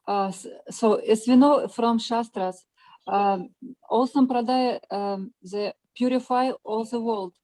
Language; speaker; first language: English; non-native, learner; Russian